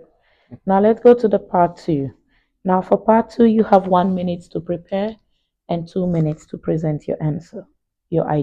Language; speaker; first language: English; non-native, fluent; Vietnamese